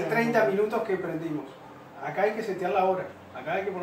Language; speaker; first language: Spanish; native; Spanish